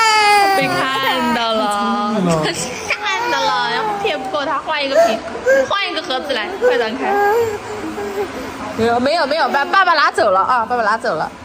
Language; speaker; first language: Chinese; native; Chinese